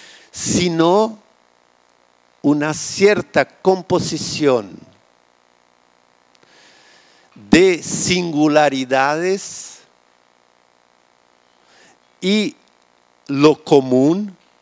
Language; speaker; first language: Spanish; non-native, fluent; Hungarian